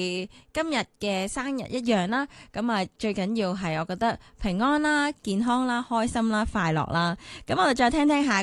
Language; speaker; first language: Cantonese; native; Cantonese